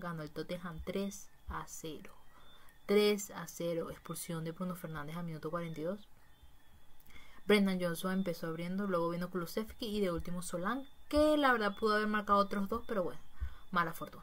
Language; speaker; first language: Spanish; native; Spanish